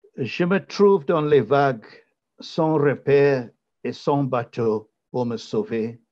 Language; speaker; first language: French; non-native, fluent; Tamil